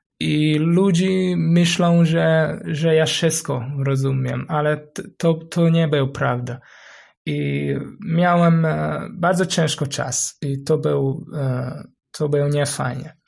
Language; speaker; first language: Polish; non-native, learner; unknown